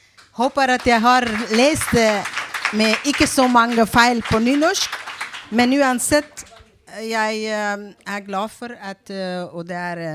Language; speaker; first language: Norwegian; non-native, fluent; Persian